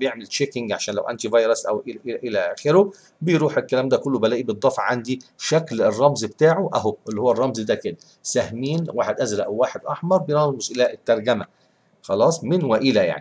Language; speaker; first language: Arabic; native; Arabic